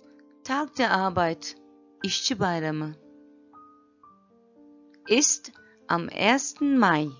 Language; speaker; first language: German; non-native, fluent; Turkish